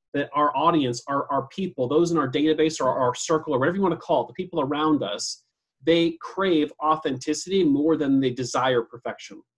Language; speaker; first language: English; native; English